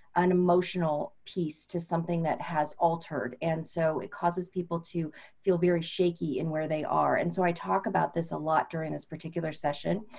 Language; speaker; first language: English; native; English